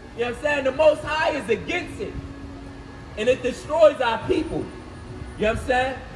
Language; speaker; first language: English; native; English